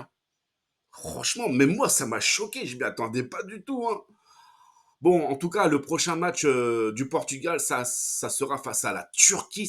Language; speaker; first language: French; native; French